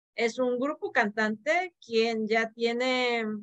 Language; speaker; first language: Spanish; non-native, fluent; Korean